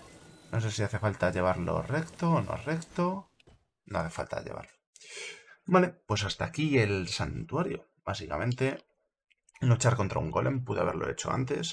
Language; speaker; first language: Spanish; native; Spanish